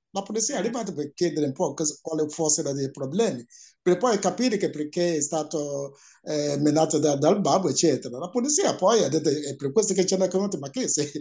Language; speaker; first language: Italian; non-native, fluent; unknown